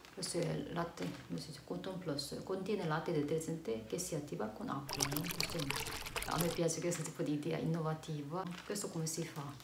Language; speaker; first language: Italian; non-native, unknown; Korean